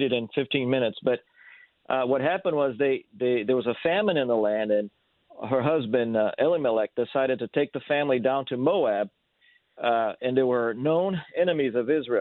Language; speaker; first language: English; non-native, fluent; Portuguese